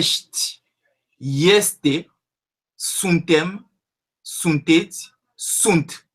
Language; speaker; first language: Romanian; non-native, learner; French